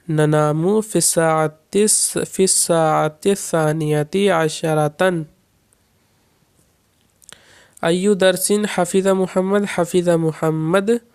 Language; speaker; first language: Arabic; non-native, fluent; Urdu